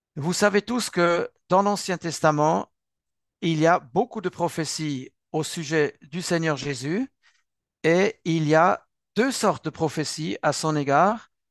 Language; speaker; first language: French; non-native, local second language; Swiss German